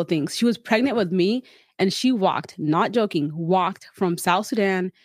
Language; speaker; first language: English; early bilingual, other home language; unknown